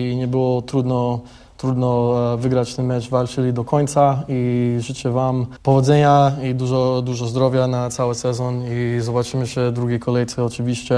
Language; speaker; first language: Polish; early bilingual, heritage; English